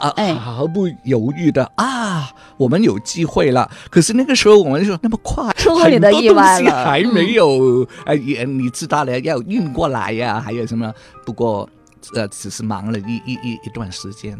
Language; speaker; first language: Chinese; non-native, local second language; Cantonese